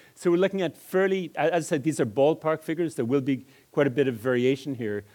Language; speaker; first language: English; native; English